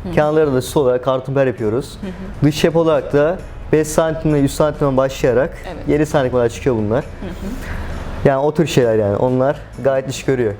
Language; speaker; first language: Turkish; native; Turkish